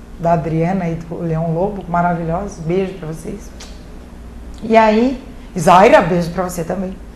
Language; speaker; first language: Portuguese; native; Portuguese